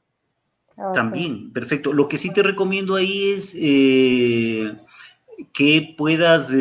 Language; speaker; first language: Spanish; native; Spanish